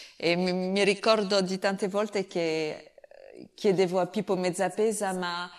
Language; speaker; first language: Italian; non-native, fluent; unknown